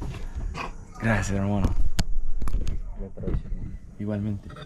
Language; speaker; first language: Spanish; non-native, learner; English